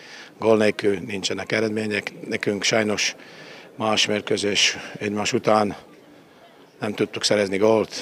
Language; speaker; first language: Hungarian; non-native, fluent; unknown